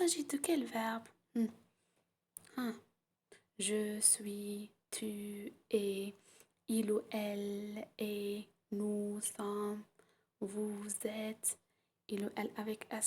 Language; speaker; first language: French; non-native, local second language; Arabic